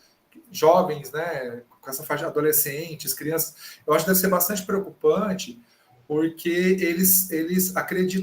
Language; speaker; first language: Portuguese; native; Portuguese